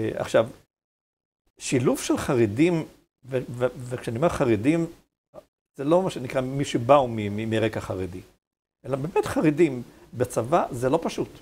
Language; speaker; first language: Hebrew; native; Hebrew